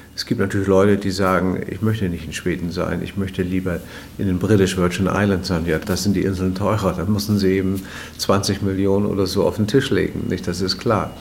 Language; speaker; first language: German; native; German